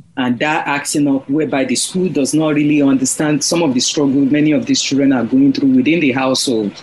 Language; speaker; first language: English; non-native, local second language; Yoruba